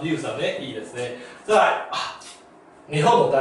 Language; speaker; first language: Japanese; non-native, fluent; Chinese